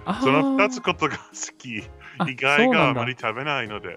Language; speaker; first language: Japanese; non-native, learner; English